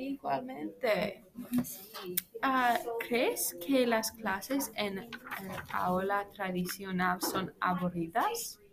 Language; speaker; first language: Spanish; non-native, learner; English